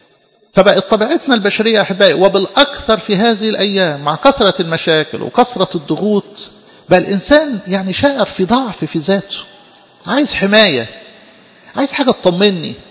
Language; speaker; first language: Arabic; native; Arabic